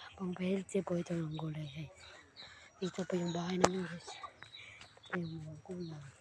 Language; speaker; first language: Filipino; non-native, local second language; Cebuano